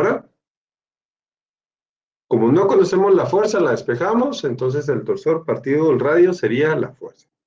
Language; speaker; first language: Spanish; native; Spanish